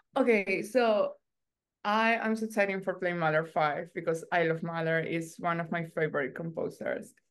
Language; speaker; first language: English; non-native, learner; Spanish